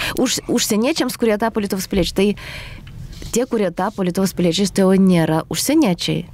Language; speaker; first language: Lithuanian; non-native, local second language; Polish